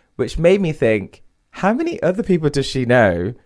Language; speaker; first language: English; native; English